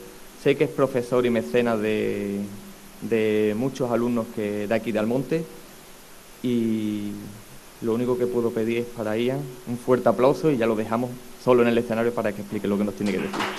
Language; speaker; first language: Spanish; native; Spanish